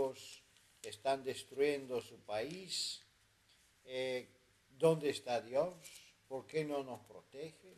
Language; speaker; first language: Spanish; non-native, fluent; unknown